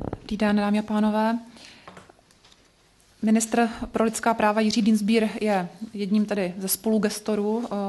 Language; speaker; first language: Czech; native; Czech